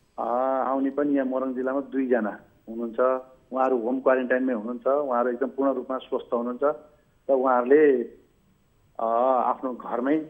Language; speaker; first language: Nepali; native; Nepali